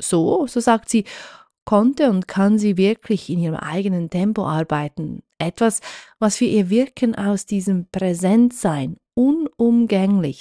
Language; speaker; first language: German; native; German